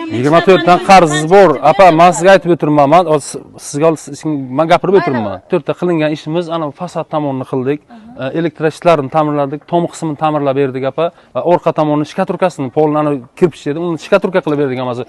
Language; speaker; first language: Uzbek; native; Uzbek